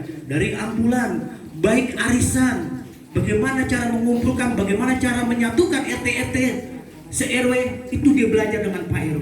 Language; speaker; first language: Indonesian; native; Indonesian